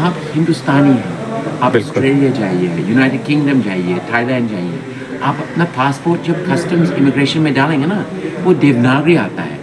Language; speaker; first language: Hindi; non-native, fluent; English